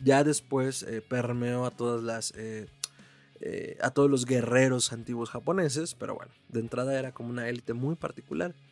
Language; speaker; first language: Spanish; native; Spanish